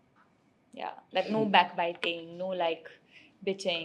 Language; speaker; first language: English; non-native, local second language; Hindi